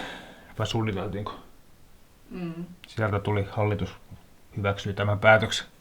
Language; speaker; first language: Finnish; native; Finnish